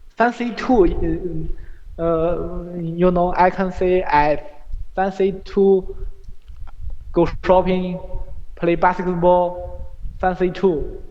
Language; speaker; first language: English; non-native, learner; Chinese